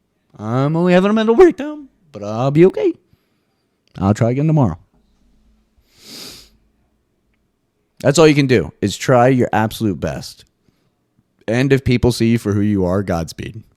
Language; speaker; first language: English; native; English